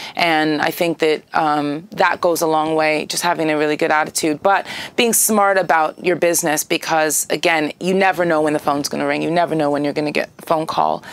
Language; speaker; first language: English; native; English